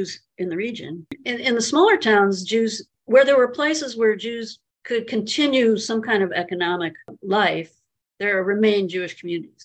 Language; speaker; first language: English; native; English